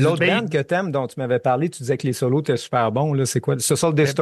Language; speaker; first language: French; native; French